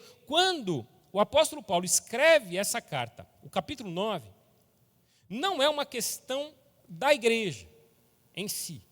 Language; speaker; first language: Portuguese; native; Portuguese